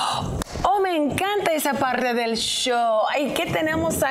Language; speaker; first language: Spanish; early bilingual, other home language; English